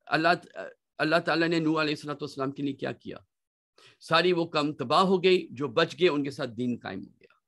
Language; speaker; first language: Urdu; native; Urdu